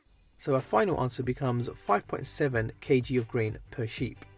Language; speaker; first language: English; native; English